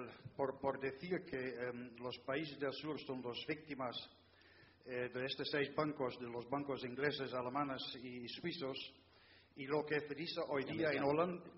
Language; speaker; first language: Spanish; non-native, fluent; Dutch